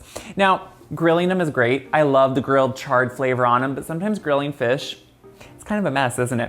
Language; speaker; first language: English; native; English